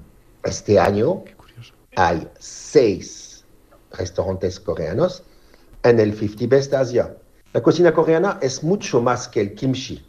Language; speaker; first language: Spanish; non-native, fluent; French